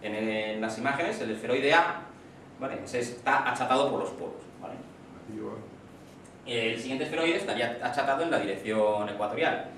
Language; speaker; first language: Spanish; native; Spanish